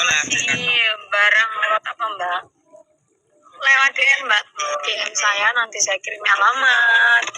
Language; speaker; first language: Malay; non-native, local second language; Javanese